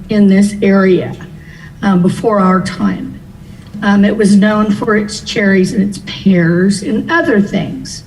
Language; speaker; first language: English; native; English